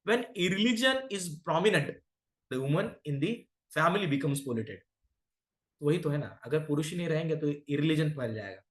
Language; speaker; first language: Hindi; non-native, local second language; Marathi